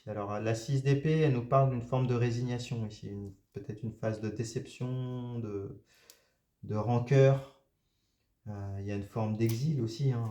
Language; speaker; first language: French; native; French